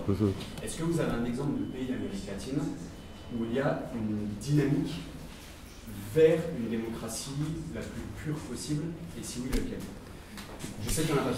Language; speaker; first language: French; native; French